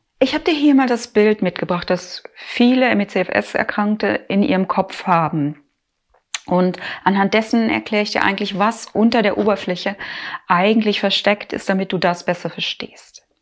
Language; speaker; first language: German; native; German